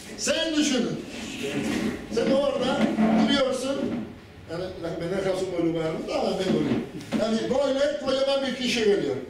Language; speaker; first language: Turkish; non-native, fluent; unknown